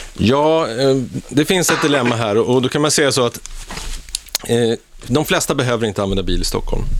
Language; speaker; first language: Swedish; native; Swedish